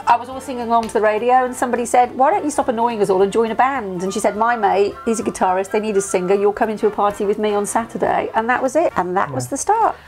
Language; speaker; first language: English; native; English